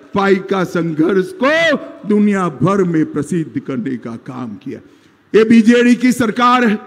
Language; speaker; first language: Hindi; non-native, local second language; Gujarati